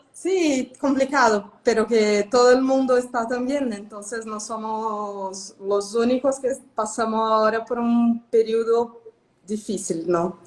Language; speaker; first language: Spanish; non-native, fluent; Portuguese